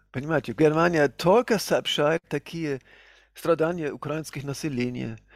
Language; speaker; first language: Russian; non-native, fluent; German